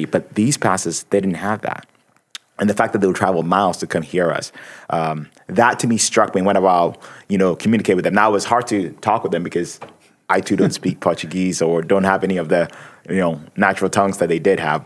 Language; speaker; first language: English; non-native, local second language; Akan